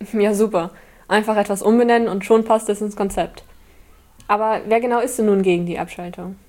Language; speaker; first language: German; native; German